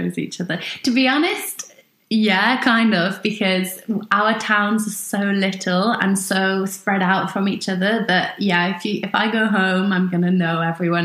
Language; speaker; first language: English; native; English